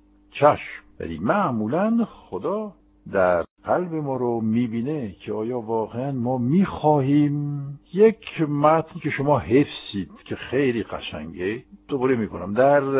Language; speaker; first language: Persian; non-native, fluent; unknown